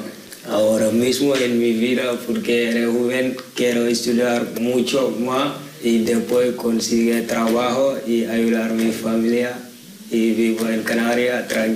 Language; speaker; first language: Spanish; non-native, learner; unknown